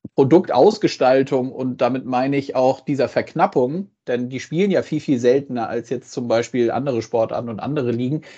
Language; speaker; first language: German; native; German